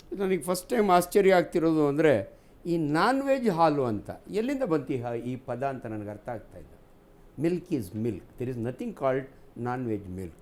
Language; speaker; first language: Kannada; native; Kannada